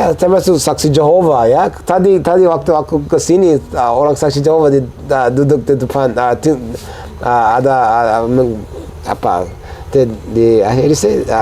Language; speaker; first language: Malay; non-native, fluent; English